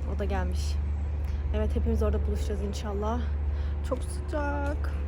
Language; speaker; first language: Turkish; native; Turkish